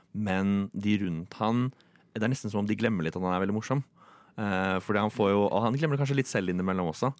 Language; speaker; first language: Norwegian; native; Norwegian